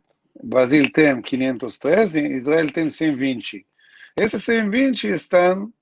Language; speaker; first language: Portuguese; non-native, learner; Hebrew